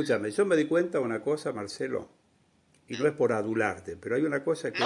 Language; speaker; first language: Spanish; native; Spanish